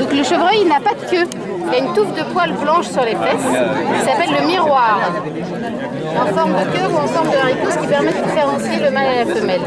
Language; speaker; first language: French; native; French